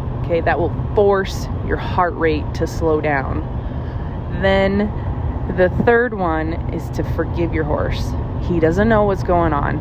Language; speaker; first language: English; native; English